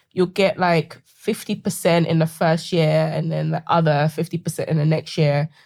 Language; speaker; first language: English; native; English